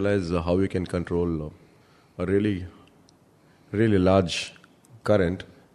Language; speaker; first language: English; non-native, local second language; Kannada